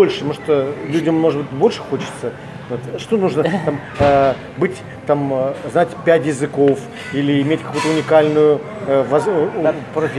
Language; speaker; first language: Russian; native; Russian